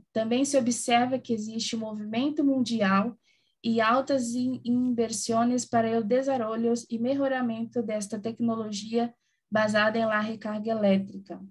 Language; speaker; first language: Spanish; non-native, learner; Portuguese